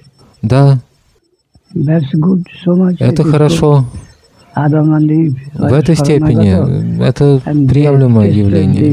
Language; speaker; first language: Russian; native; Russian